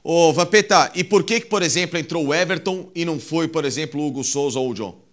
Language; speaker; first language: Portuguese; native; Portuguese